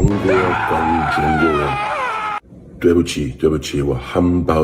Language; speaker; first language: Chinese; non-native, learner; English